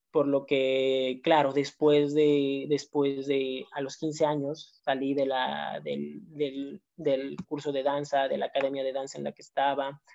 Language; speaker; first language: Spanish; native; Spanish